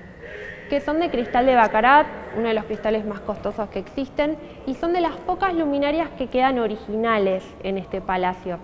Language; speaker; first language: Spanish; native; Spanish